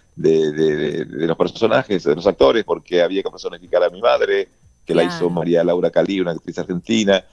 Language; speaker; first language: Spanish; native; Spanish